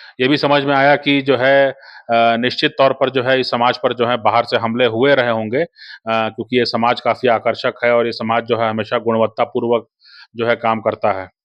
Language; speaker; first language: Hindi; native; Hindi